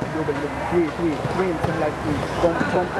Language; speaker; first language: French; non-native, learner; Thai